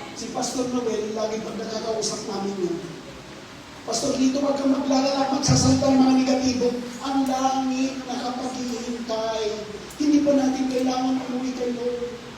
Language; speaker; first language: Filipino; non-native, local second language; Hiligaynon